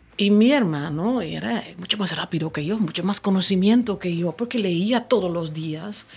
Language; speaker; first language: Spanish; non-native, fluent; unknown